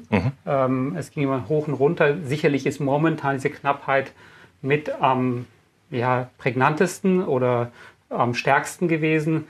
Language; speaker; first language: German; native; German